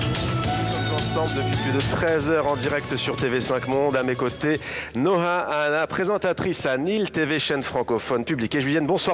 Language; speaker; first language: French; native; French